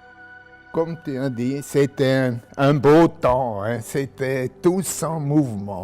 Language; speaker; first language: French; non-native, local second language; German